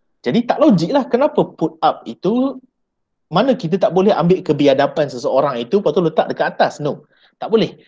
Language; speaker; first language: Malay; native; Malay